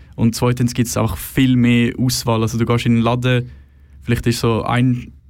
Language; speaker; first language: German; non-native, fluent; Swedish